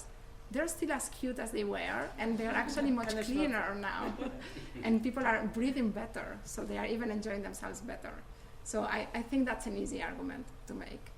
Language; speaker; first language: English; non-native, fluent; Spanish